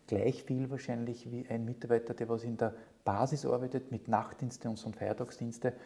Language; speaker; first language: German; native; German